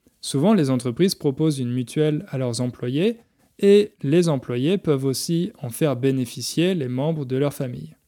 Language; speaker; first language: French; native; French